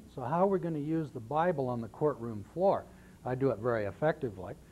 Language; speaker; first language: English; native; English